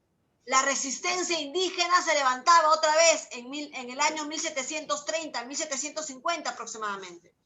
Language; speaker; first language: Spanish; native; Spanish